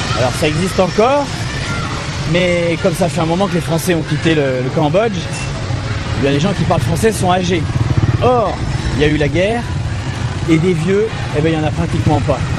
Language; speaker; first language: French; native; French